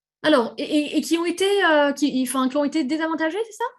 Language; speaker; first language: French; native; French